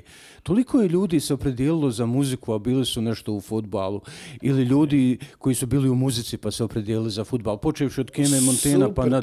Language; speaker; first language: Serbian; native; Serbian